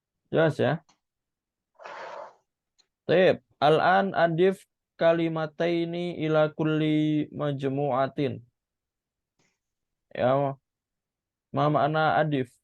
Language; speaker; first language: Arabic; non-native, fluent; Indonesian